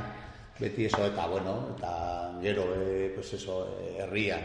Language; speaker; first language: Basque; non-native, local second language; Spanish